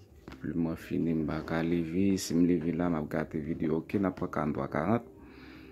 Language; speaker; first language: French; non-native, learner; Haitian Creole